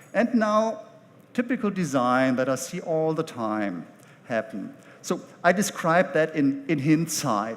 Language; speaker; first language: English; non-native, fluent; German